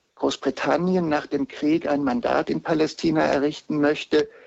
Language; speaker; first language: German; native; German